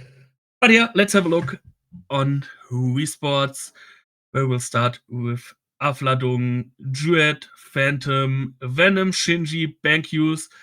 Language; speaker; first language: English; non-native, fluent; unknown